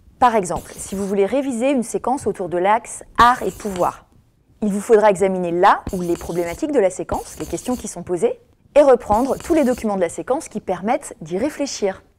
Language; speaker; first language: French; native; French